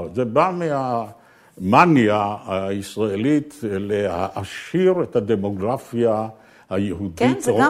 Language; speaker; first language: Hebrew; early bilingual, other home language; Ukrainian